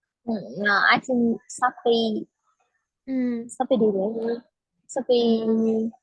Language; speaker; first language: English; non-native, learner; Vietnamese